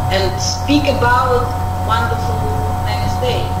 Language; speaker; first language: English; non-native, learner; Russian